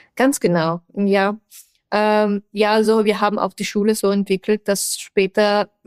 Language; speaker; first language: German; non-native, fluent; Persian